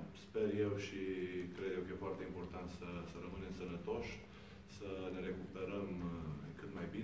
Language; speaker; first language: Romanian; native; Romanian